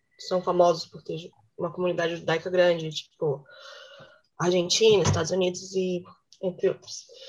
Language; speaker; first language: Portuguese; native; Portuguese